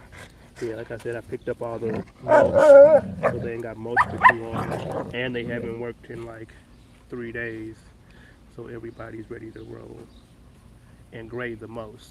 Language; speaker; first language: English; native; English